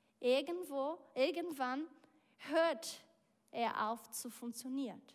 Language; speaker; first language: German; non-native, learner; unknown